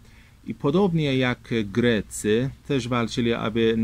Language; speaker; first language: Polish; non-native, fluent; Persian